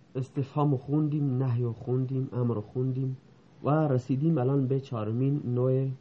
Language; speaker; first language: Persian; non-native, local second language; Baluchi